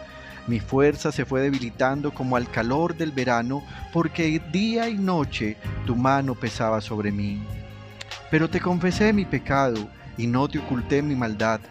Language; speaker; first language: Spanish; native; Spanish